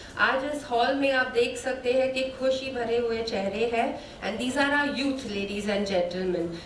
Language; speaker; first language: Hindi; non-native, local second language; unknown